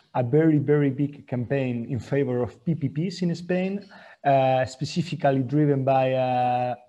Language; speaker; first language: English; non-native, fluent; Spanish